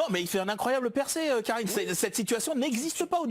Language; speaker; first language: French; native; French